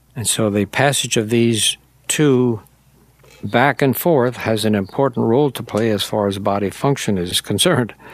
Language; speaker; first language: English; native; English